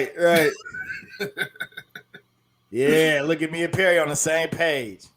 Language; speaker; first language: English; native; English